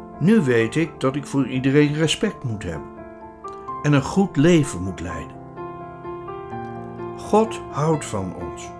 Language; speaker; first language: Dutch; non-native, fluent; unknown